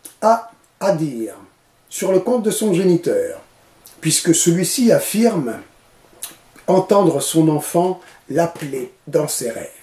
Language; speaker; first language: French; native; French